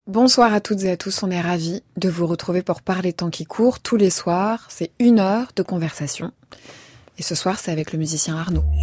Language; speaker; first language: French; native; French